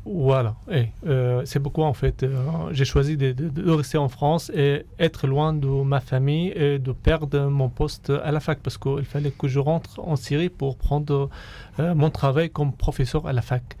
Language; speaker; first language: French; non-native, fluent; Arabic